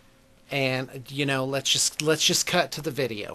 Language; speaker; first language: English; native; English